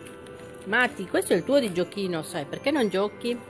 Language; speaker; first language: Italian; native; Italian